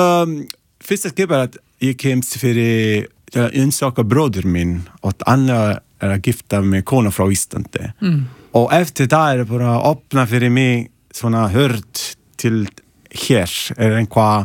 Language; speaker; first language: Icelandic; non-native, learner; Italian